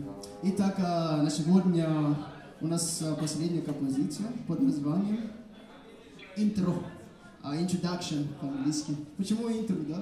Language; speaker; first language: Russian; non-native, fluent; Malagasy